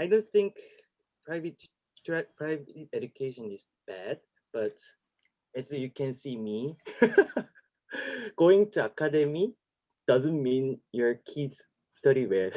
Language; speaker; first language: English; non-native, learner; Korean